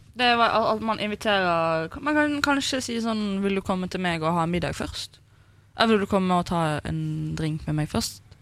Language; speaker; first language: Norwegian; native; Norwegian